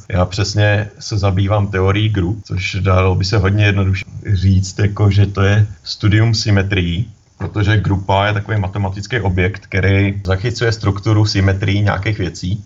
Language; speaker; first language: Czech; native; Czech